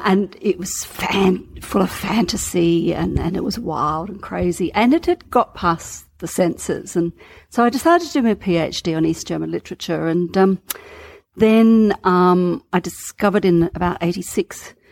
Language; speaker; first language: English; native; English